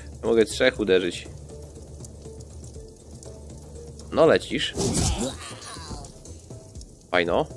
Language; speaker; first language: Polish; native; Polish